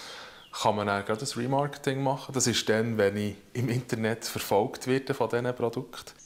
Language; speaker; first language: German; native; German